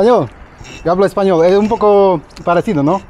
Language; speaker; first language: Spanish; non-native, learner; Slovak